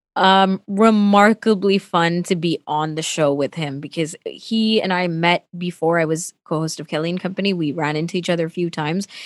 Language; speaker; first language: English; non-native, fluent; Tamil